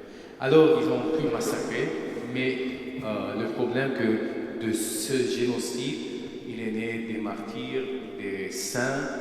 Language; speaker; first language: French; non-native, fluent; Armenian